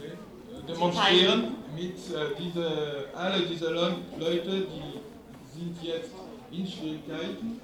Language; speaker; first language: German; non-native, learner; French